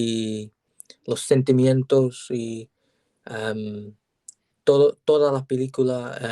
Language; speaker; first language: Spanish; non-native, learner; English